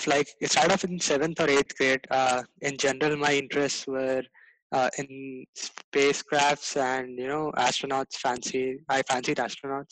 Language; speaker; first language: English; non-native, local second language; Gujarati